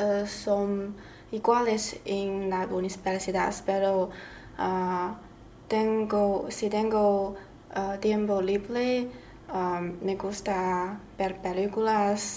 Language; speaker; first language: Spanish; non-native, learner; Chinese